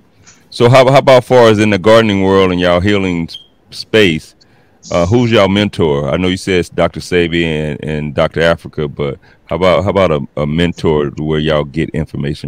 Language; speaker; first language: English; native; English